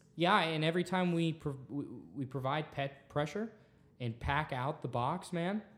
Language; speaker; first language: English; native; English